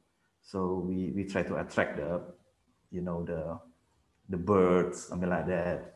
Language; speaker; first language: English; non-native, fluent; Indonesian